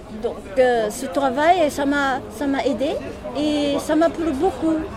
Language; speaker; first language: French; non-native, learner; Japanese